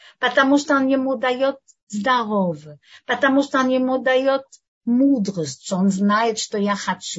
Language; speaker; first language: Russian; non-native, fluent; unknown